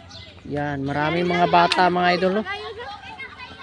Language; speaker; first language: Filipino; non-native, local second language; Cebuano